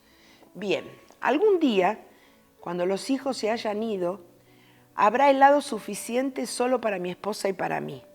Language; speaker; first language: Spanish; native; Spanish